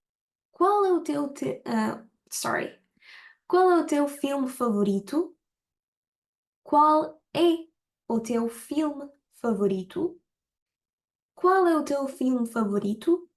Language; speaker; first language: Portuguese; non-native, fluent; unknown